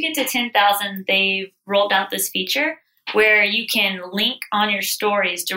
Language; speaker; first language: English; native; English